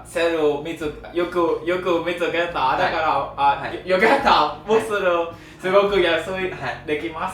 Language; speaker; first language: Japanese; non-native, learner; Vietnamese